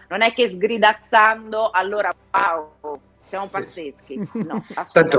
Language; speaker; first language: Italian; native; Italian